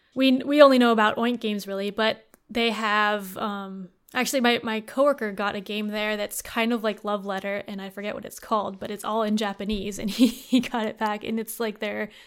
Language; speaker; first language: English; native; English